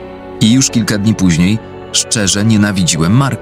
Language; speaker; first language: Polish; native; Polish